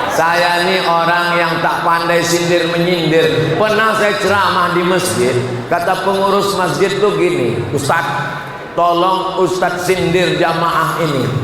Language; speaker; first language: Indonesian; native; Indonesian